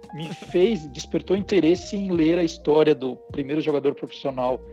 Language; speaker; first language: Portuguese; native; Portuguese